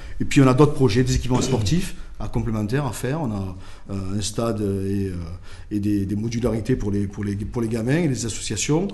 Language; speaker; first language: French; native; French